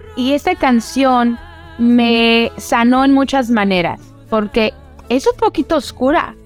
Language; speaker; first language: Spanish; early bilingual, heritage; Spanish